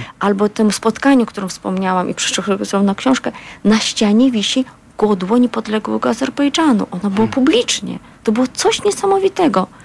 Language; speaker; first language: Polish; non-native, fluent; Azerbaijani